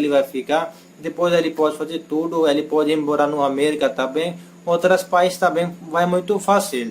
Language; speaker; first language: Portuguese; non-native, learner; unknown